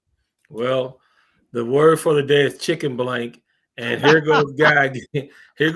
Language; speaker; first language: English; native; English